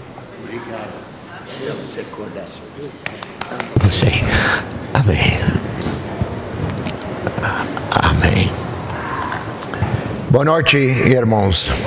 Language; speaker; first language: Portuguese; non-native, fluent; English